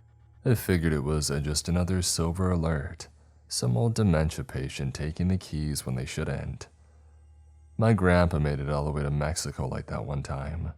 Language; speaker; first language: English; native; English